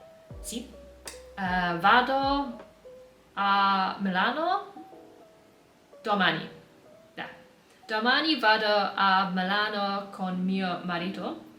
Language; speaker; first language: Italian; non-native, learner; English